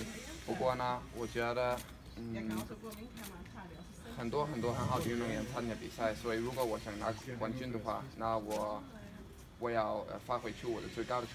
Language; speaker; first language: Chinese; non-native, fluent; Danish